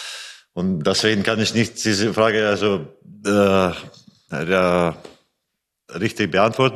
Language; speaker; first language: German; non-native, fluent; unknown